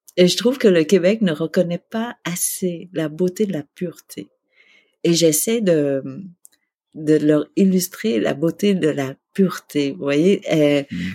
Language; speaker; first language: French; early bilingual, other home language; Vietnamese